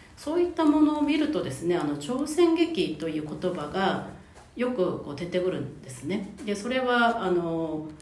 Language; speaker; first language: Japanese; non-native, fluent; Korean